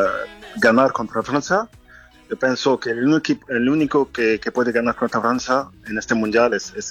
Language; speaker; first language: Spanish; non-native, fluent; French